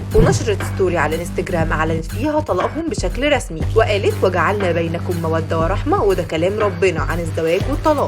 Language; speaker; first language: Arabic; native; Arabic